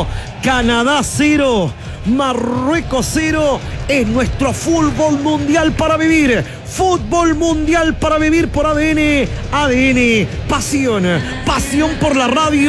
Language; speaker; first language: Spanish; native; Spanish